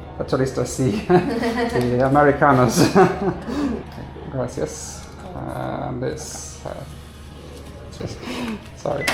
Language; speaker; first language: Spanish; non-native, learner; English